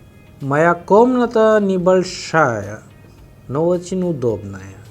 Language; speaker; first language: Russian; non-native, fluent; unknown